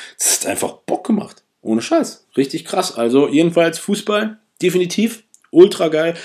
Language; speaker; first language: German; early bilingual, other home language; Russian